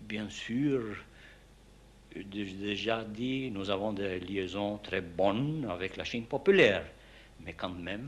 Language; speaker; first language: French; non-native, fluent; Albanian